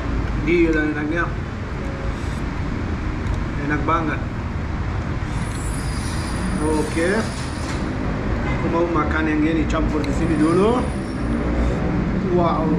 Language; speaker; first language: Indonesian; non-native, learner; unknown